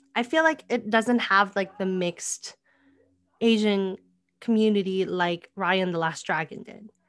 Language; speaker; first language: English; native; English